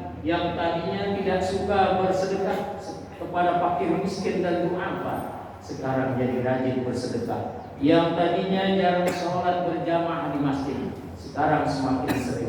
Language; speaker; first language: Indonesian; native; Indonesian